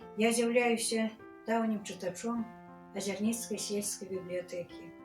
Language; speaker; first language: Belarusian; native; Belarusian